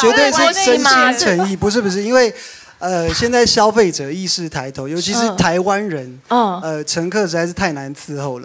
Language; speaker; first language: Chinese; native; Chinese